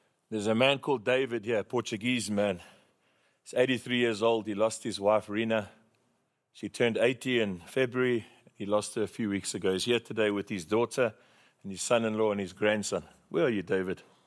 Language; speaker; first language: English; native; English